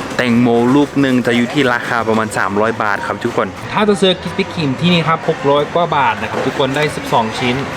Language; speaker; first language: Thai; non-native, fluent; English